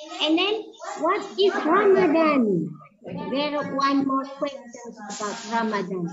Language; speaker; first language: English; non-native, learner; Indonesian